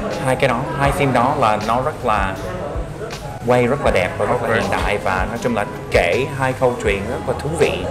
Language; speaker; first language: Vietnamese; non-native, fluent; English